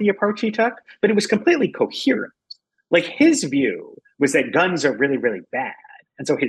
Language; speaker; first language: English; native; English